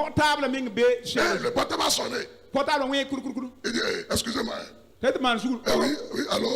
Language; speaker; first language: French; non-native, local second language; Fon